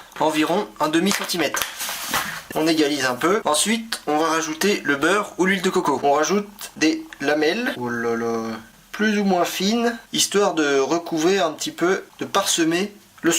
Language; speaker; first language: French; native; French